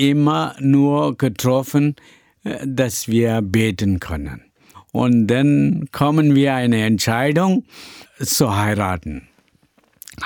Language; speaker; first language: German; non-native, learner; Tamil